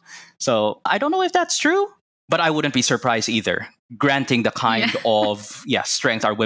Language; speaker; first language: English; non-native, local second language; Cebuano